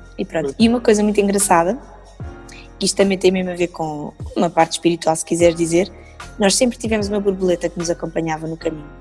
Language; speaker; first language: Portuguese; native; Portuguese